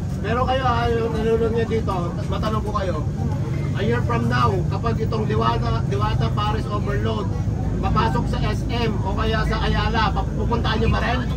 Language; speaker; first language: Filipino; native; Filipino